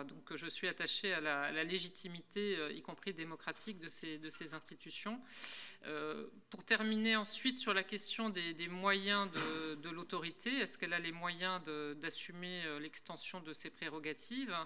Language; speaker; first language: French; native; French